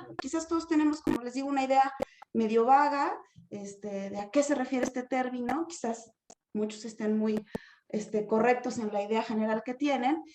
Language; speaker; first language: Spanish; native; Spanish